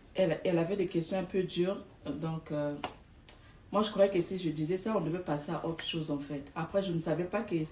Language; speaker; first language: French; non-native, local second language; Lingala